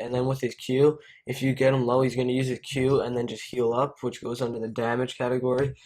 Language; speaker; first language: English; native; English